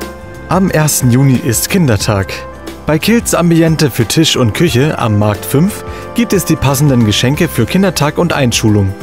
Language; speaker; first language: German; native; German